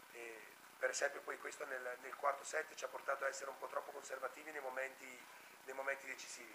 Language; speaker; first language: Italian; native; Italian